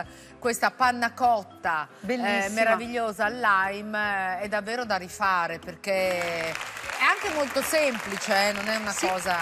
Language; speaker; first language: Italian; native; Italian